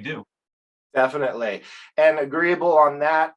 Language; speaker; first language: English; native; English